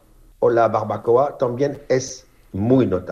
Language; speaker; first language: Spanish; non-native, fluent; French